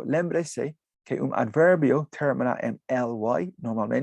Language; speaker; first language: Portuguese; non-native, learner; English